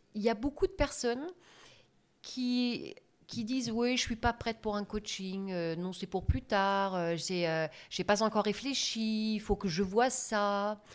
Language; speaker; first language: French; non-native, fluent; German